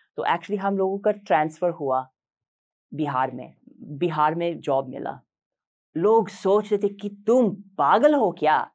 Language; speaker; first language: Hindi; non-native, fluent; English